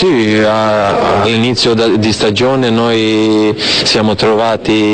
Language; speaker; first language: Italian; non-native, fluent; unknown